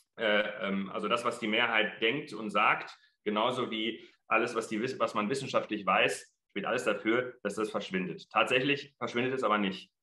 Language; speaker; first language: German; early bilingual, other home language; Arabic